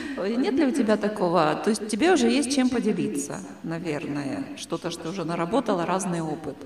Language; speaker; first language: Russian; native; Russian